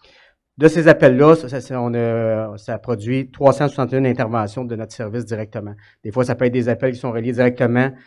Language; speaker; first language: French; native; French